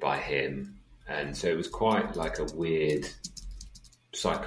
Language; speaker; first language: English; native; English